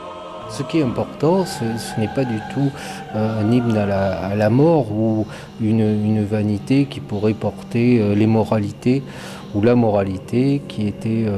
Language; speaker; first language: French; native; French